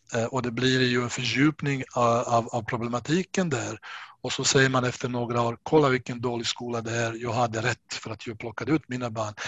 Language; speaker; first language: Swedish; non-native, fluent; Bosnian